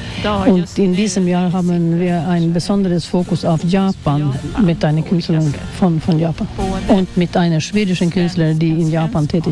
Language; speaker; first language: German; non-native, fluent; Swedish